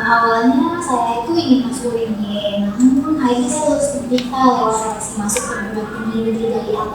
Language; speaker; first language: Indonesian; early bilingual, heritage; Indonesian